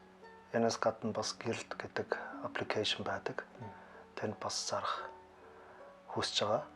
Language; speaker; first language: Mongolian; non-native, learner; German